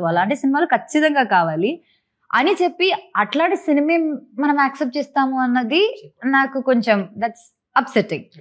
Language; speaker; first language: Telugu; non-native, fluent; Malayalam